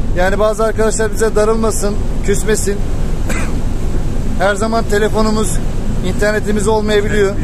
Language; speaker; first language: Turkish; native; Turkish